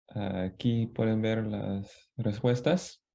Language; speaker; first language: Spanish; non-native, fluent; English